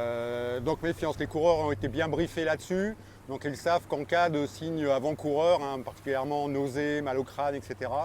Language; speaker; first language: French; native; French